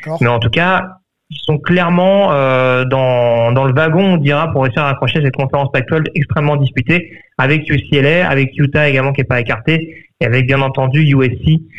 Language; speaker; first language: French; native; French